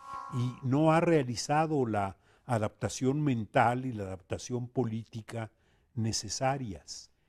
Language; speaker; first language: Spanish; native; Spanish